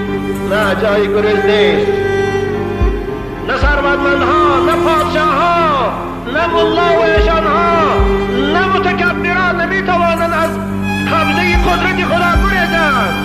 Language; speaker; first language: Persian; native; Persian